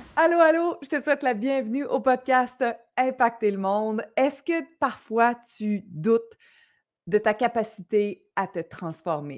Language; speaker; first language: French; native; French